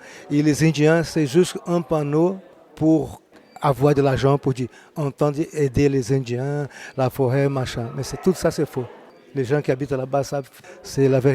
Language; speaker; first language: French; non-native, fluent; Portuguese